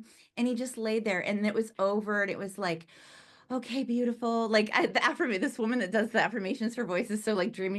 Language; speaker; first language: English; native; English